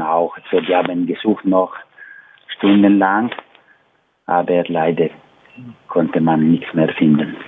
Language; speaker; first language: German; non-native, learner; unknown